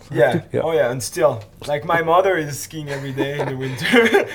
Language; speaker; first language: English; non-native, fluent; French